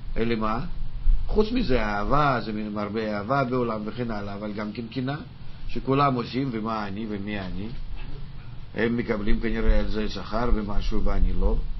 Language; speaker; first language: Hebrew; non-native, fluent; Russian